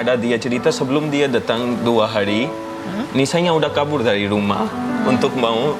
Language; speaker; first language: Indonesian; non-native, fluent; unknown